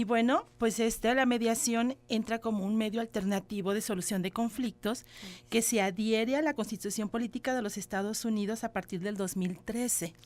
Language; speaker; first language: Spanish; native; Spanish